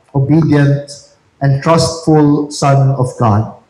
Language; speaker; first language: English; non-native, local second language; Filipino